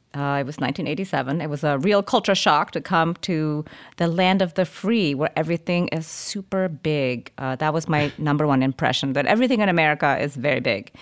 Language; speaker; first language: English; early bilingual, other home language; German